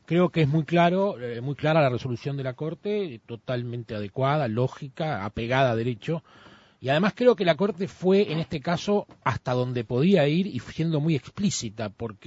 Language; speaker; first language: Spanish; native; Spanish